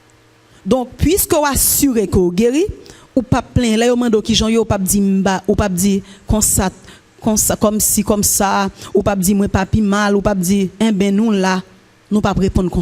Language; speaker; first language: French; non-native, local second language; Haitian Creole